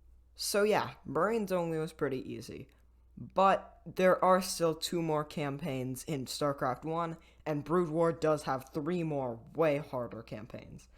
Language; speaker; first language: English; native; English